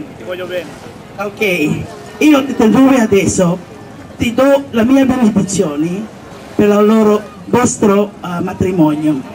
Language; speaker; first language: Italian; non-native, learner; Filipino